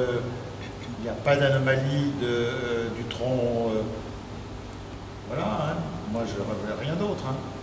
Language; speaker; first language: French; native; French